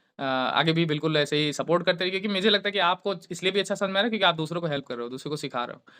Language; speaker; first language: Hindi; native; Hindi